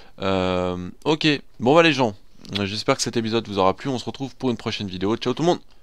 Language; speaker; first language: French; native; French